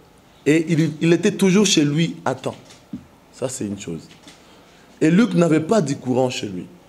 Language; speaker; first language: French; non-native, local second language; Swahili